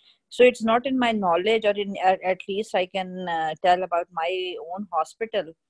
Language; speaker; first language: English; non-native, local second language; Urdu